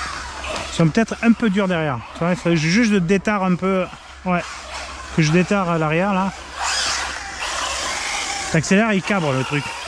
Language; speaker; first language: French; native; French